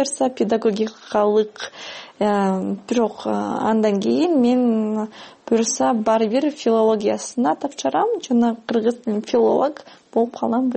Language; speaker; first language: Kyrgyz; non-native, fluent; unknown